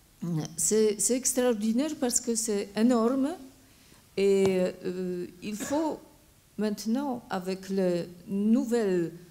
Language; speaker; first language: French; non-native, fluent; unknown